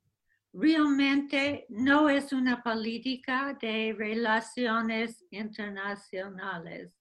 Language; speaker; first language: Spanish; non-native, fluent; English